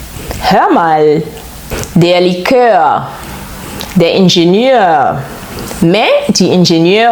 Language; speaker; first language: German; non-native, fluent; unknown